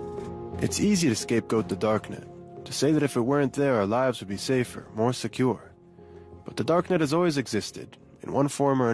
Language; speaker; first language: English; non-native, fluent; Hebrew